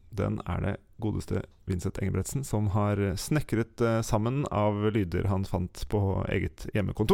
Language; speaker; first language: Norwegian; native; Norwegian